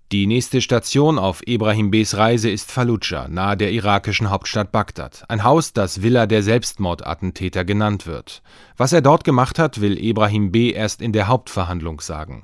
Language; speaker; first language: German; native; German